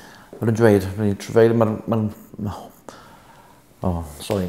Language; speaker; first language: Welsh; non-native, local second language; English